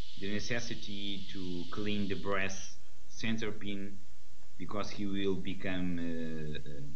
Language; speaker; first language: English; non-native, learner; Portuguese